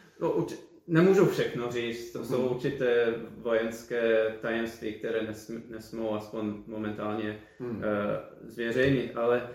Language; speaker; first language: Czech; non-native, fluent; English